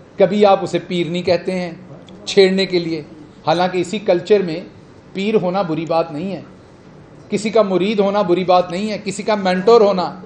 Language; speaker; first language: Urdu; non-native, local second language; Punjabi